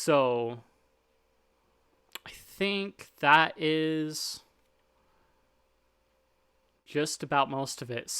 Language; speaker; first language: English; native; English